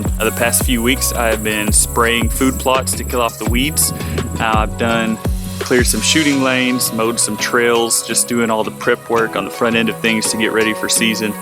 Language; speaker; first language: English; native; English